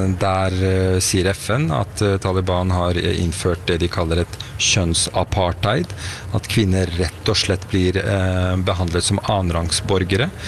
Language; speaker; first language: Norwegian; early bilingual, other home language; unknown